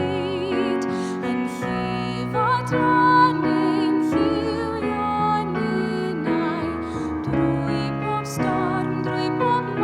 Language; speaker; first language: Welsh; native; Welsh